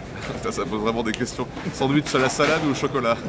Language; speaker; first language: French; native; French